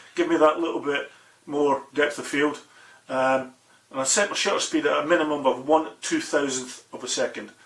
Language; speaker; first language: English; native; English